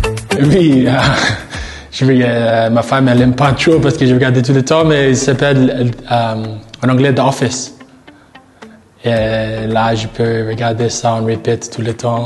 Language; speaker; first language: French; non-native, learner; English